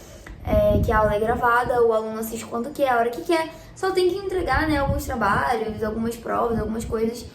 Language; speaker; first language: Portuguese; native; Portuguese